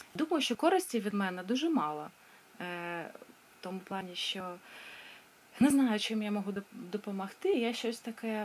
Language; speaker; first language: Ukrainian; non-native, local second language; Russian